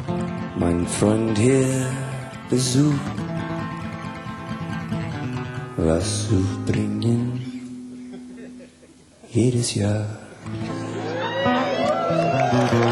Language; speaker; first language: German; non-native, learner; English